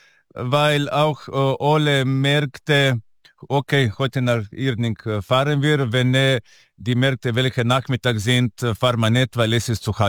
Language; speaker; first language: German; non-native, learner; Italian